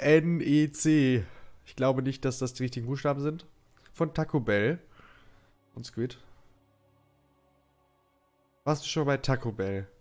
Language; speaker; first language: German; native; German